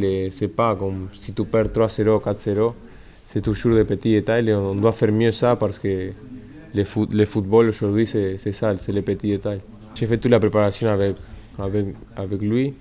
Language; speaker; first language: French; non-native, fluent; Spanish